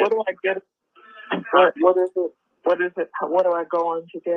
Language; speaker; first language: English; native; English